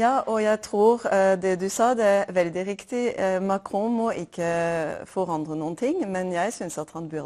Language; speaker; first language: Norwegian; non-native, fluent; French